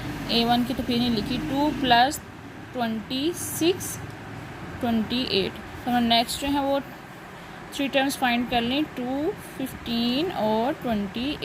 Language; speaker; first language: Hindi; non-native, local second language; Punjabi